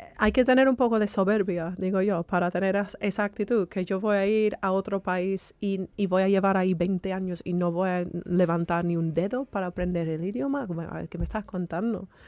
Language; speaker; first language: Spanish; non-native, fluent; English